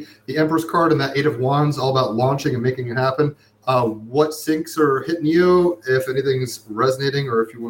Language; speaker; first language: English; native; English